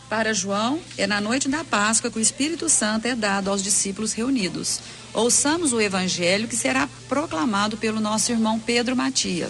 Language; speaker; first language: Portuguese; native; Portuguese